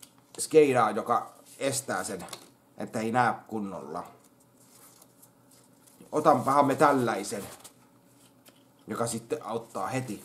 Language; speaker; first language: Finnish; native; Finnish